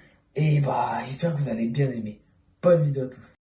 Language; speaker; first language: French; native; French